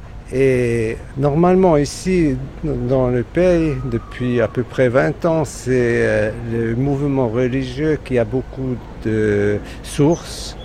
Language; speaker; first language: French; non-native, fluent; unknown